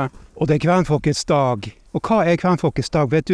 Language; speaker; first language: Norwegian; native; Norwegian